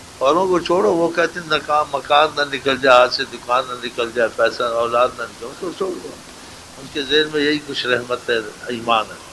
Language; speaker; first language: Urdu; non-native, local second language; Saraiki